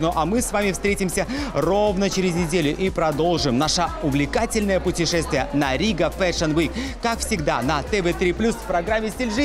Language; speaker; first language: Russian; native; Russian